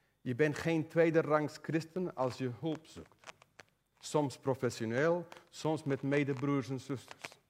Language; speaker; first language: Dutch; non-native, fluent; Spanish